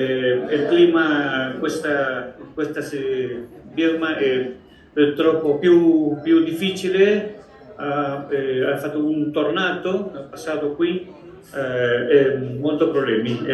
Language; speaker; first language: Italian; early bilingual, heritage; Spanish